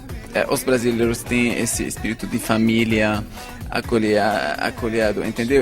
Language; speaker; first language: Portuguese; non-native, fluent; Arabic